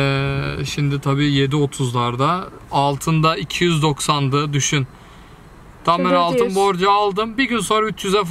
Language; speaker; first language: Turkish; native; Turkish